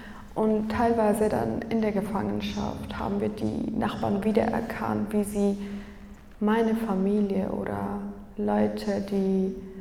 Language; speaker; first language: German; early bilingual, other home language; Kurdish